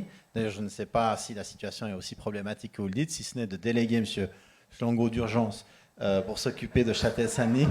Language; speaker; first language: French; native; French